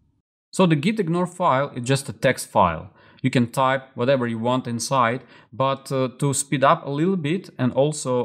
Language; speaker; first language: English; non-native, fluent; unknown